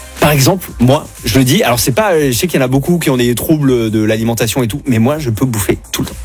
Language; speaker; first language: French; native; French